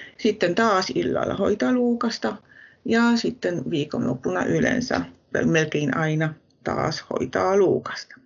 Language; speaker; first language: Finnish; non-native, fluent; Polish